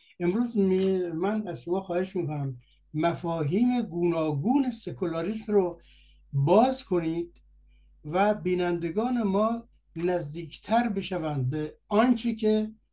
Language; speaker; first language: Persian; native; Persian